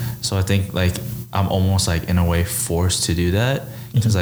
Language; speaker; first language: English; early bilingual, other home language; Chinese